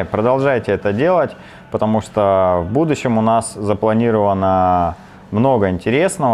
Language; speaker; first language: Russian; native; Russian